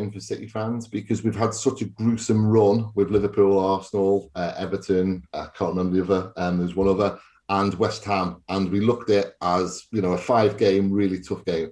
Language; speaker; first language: English; native; English